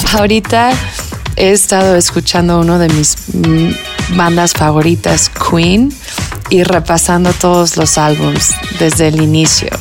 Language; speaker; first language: Spanish; early bilingual, heritage; Spanish